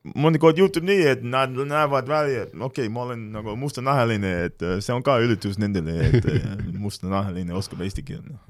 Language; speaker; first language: Estonian; non-native, fluent; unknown